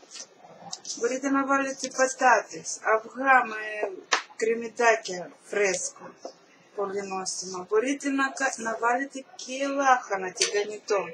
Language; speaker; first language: Greek; non-native, learner; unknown